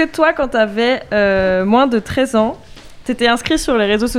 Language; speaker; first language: French; native; French